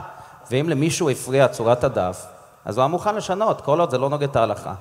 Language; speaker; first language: Hebrew; non-native, fluent; English